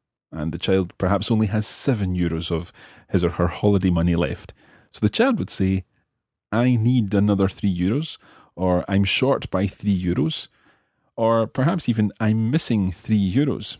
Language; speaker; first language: English; native; English